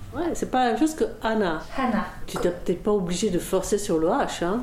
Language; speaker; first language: French; early bilingual, other home language; Czech